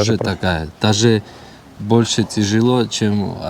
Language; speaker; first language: Russian; non-native, learner; Georgian